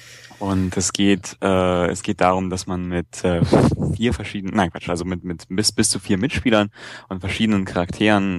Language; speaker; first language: German; native; German